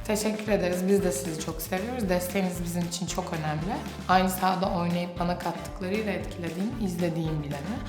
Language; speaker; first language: Turkish; native; Turkish